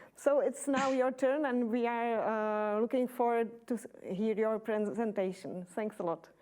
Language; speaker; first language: English; non-native, fluent; Czech